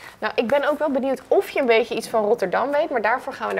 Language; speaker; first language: Dutch; native; Dutch